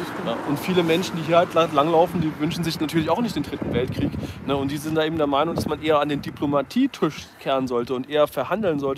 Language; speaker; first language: German; native; German